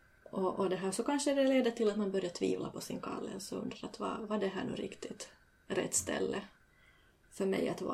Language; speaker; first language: Swedish; native; Swedish